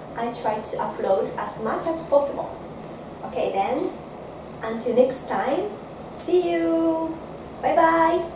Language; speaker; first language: English; non-native, fluent; Japanese